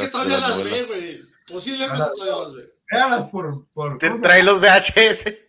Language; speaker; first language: Spanish; native; Spanish